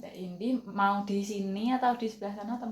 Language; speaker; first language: Indonesian; native; Indonesian